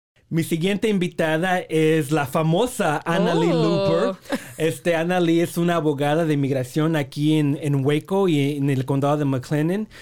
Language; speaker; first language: Spanish; early bilingual, heritage; Spanish